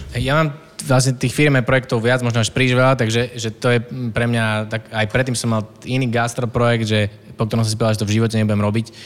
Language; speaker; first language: Slovak; native; Slovak